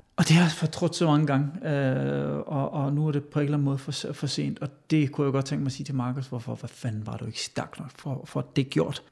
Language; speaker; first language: Danish; non-native, fluent; German